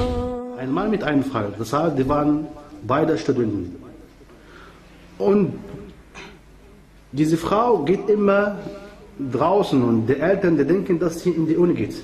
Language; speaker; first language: German; non-native, fluent; Arabic